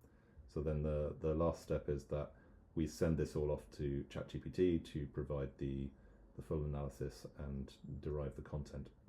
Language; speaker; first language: English; native; English